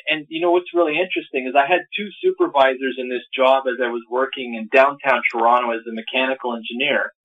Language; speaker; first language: English; native; English